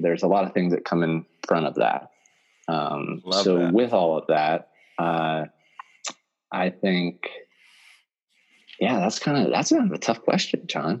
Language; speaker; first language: English; native; English